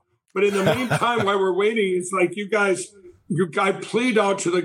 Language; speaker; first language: English; native; English